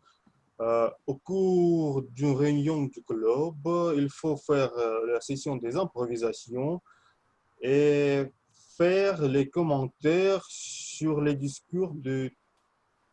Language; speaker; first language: French; non-native, fluent; Russian